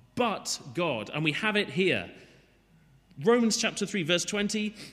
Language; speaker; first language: English; native; English